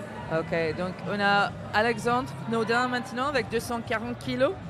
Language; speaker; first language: French; non-native, learner; English